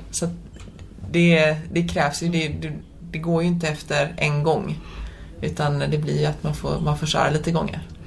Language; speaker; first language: Swedish; early bilingual, other home language; Polish